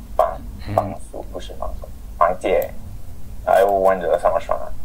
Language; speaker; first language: Chinese; non-native, learner; Spanish